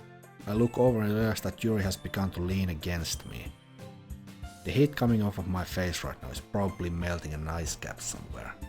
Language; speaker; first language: English; non-native, fluent; Finnish